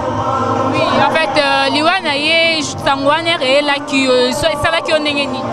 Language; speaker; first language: French; non-native, local second language; Lingala